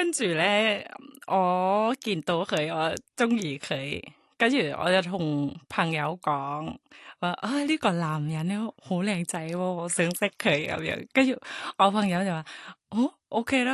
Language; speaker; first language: Cantonese; non-native, learner; Thai